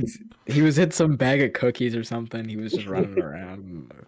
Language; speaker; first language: English; native; English